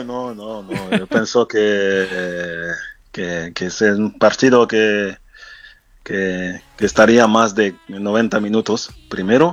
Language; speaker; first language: Spanish; non-native, fluent; French